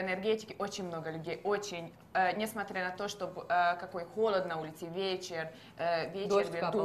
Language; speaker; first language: Russian; non-native, learner; Hungarian